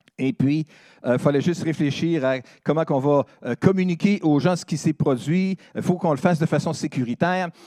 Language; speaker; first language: French; native; French